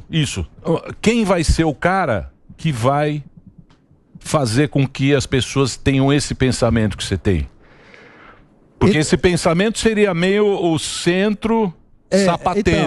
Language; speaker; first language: Portuguese; native; Portuguese